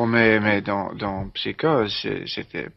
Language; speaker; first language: French; non-native, learner; English